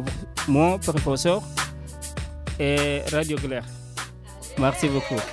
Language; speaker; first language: French; non-native, learner; Portuguese